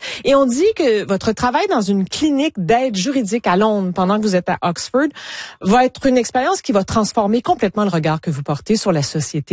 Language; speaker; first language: French; native; French